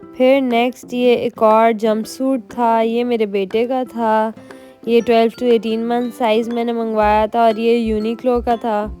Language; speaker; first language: Hindi; native; Hindi